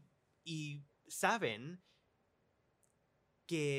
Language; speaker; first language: Spanish; early bilingual, other home language; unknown